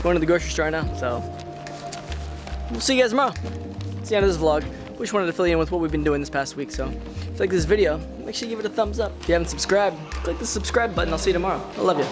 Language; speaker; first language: English; native; English